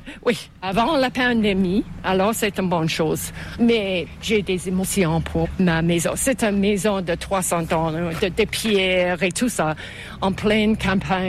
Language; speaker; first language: French; non-native, fluent; English